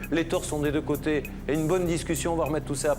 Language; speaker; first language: French; native; French